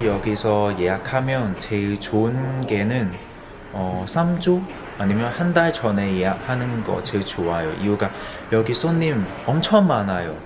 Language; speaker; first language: Korean; non-native, fluent; Cantonese